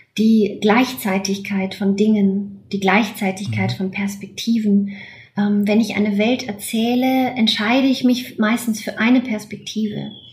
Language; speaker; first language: German; native; German